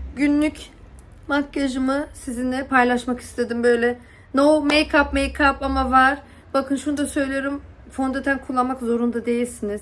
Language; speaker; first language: Turkish; early bilingual, heritage; Turkish